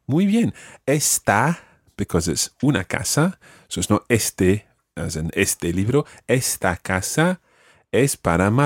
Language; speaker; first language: Spanish; non-native, fluent; English